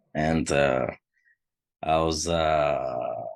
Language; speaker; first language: English; non-native, fluent; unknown